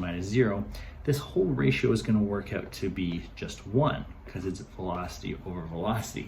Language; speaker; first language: English; native; English